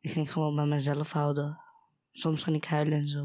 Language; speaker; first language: Dutch; non-native, learner; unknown